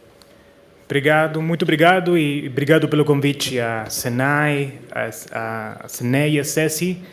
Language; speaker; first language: Portuguese; non-native, fluent; Spanish